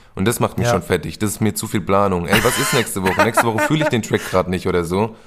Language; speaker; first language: German; native; German